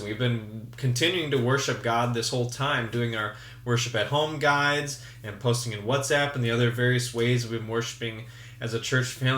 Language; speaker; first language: English; native; English